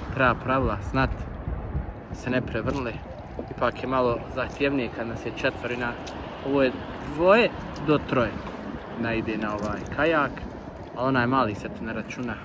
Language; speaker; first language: Bosnian; native; Bosnian